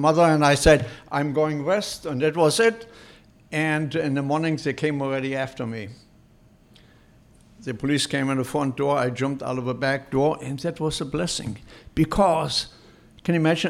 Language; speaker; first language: English; non-native, fluent; Polish